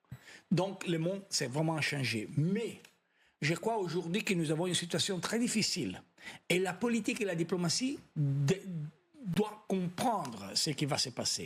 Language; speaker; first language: French; non-native, fluent; Italian